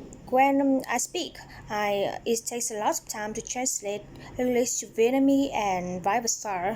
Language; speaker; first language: English; non-native, learner; Vietnamese